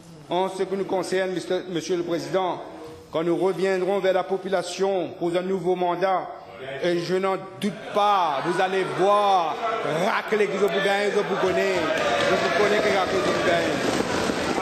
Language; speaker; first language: French; non-native, local second language; Morisyen